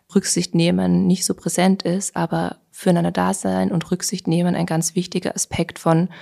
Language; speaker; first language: German; native; German